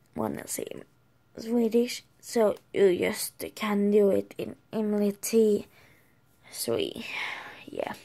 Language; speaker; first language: English; non-native, learner; Swedish